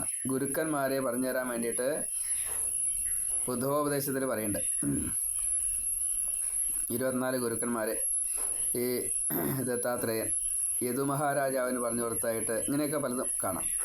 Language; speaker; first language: Malayalam; native; Malayalam